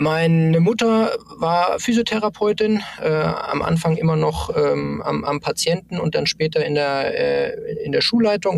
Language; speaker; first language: German; native; German